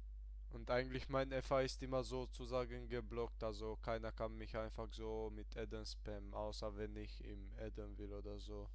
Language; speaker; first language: German; early bilingual, other home language; Hungarian